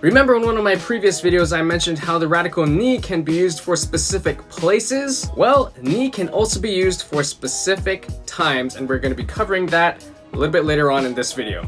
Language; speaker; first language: English; native; English